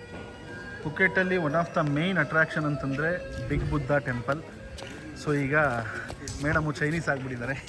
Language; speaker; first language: Kannada; native; Kannada